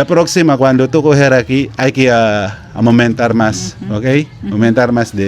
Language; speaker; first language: Spanish; non-native, learner; Pampanga